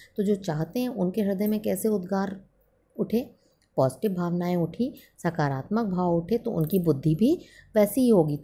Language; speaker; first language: Hindi; native; Hindi